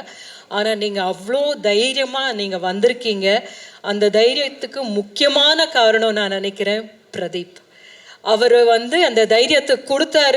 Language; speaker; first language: Tamil; native; Tamil